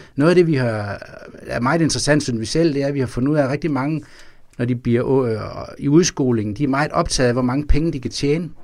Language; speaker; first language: Danish; native; Danish